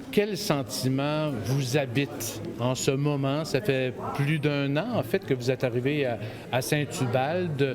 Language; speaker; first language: French; native; French